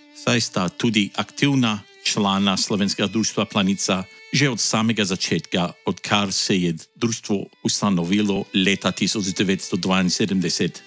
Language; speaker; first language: Slovenian; early bilingual, heritage; Slovenian